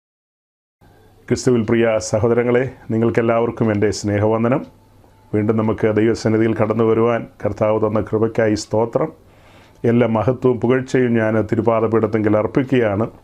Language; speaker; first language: Malayalam; native; Malayalam